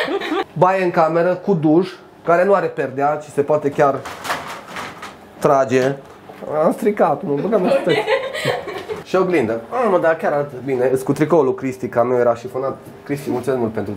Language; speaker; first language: Romanian; native; Romanian